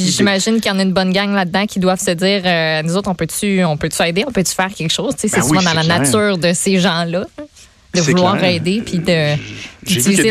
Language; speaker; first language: French; native; French